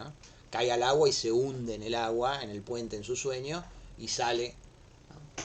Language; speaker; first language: Spanish; native; Spanish